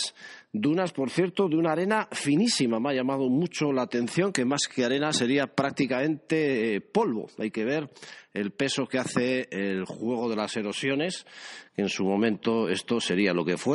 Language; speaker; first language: Spanish; native; Spanish